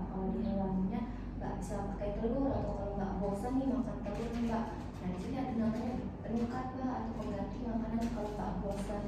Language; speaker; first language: Indonesian; native; Indonesian